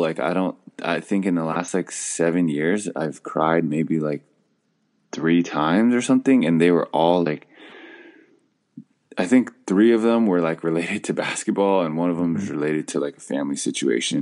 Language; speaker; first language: English; native; English